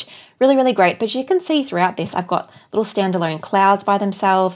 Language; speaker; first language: English; native; English